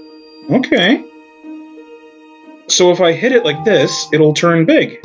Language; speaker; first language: English; native; English